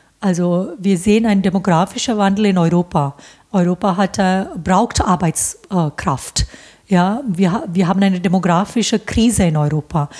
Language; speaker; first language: German; non-native, fluent; Hindi